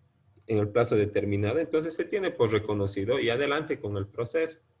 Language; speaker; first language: Spanish; native; Spanish